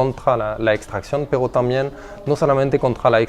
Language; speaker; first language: Spanish; non-native, fluent; French